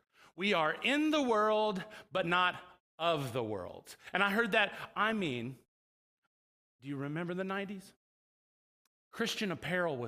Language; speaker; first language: English; native; English